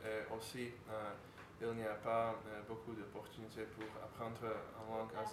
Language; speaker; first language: French; non-native, learner; Slovak